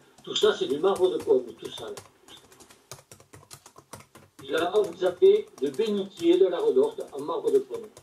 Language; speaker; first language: French; native; French